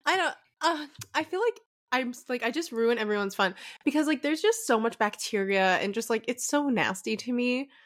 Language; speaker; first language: English; early bilingual, other home language; Arabic